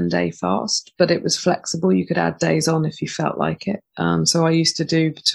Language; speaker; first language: English; native; English